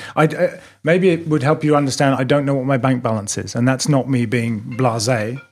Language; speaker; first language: English; native; English